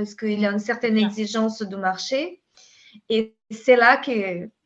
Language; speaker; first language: French; non-native, fluent; Portuguese